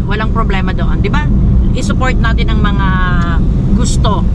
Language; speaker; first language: Filipino; native; Filipino